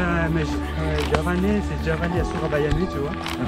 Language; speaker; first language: French; non-native, fluent; Javanese